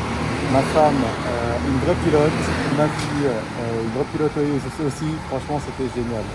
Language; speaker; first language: French; early bilingual, other home language; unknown